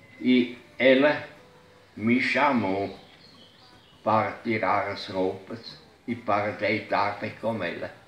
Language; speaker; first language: Portuguese; non-native, fluent; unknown